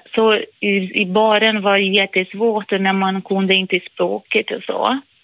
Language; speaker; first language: Swedish; non-native, fluent; Portuguese